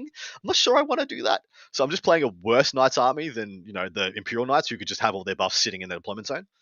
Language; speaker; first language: English; native; English